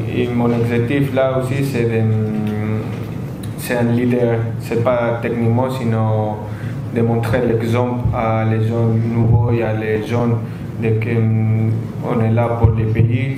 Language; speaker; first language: French; non-native, fluent; Spanish